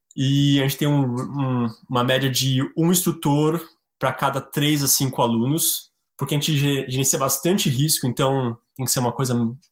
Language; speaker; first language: Portuguese; native; Portuguese